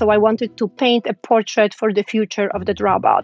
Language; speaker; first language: English; non-native, fluent; Polish